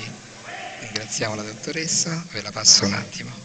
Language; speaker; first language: Italian; native; Italian